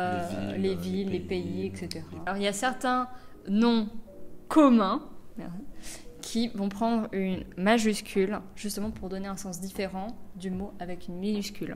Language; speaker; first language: French; native; French